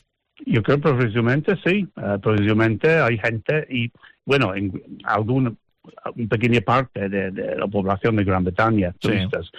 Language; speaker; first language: Spanish; non-native, fluent; English